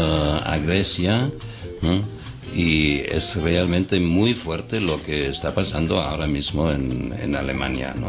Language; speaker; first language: Spanish; non-native, fluent; German